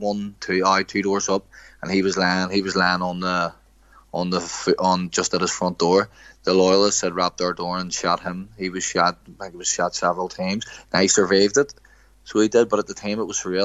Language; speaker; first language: English; native; English